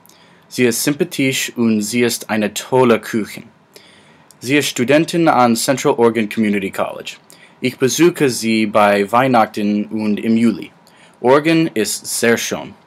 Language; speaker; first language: German; non-native, learner; English